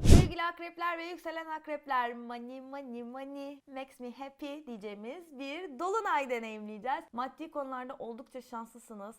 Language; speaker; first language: Turkish; native; Turkish